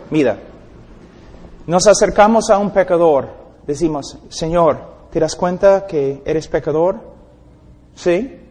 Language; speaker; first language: Spanish; non-native, fluent; English